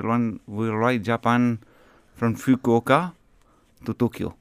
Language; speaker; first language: English; non-native, learner; French